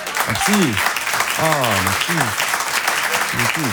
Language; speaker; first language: French; native; French